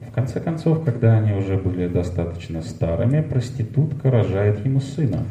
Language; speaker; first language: Russian; native; Russian